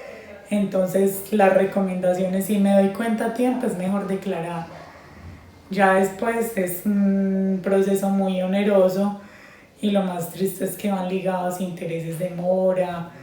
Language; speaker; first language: Spanish; native; Spanish